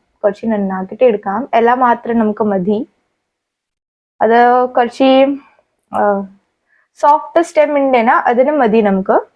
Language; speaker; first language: Malayalam; native; Malayalam